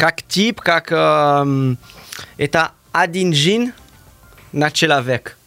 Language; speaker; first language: Russian; non-native, learner; French